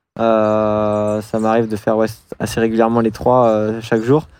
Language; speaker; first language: French; native; French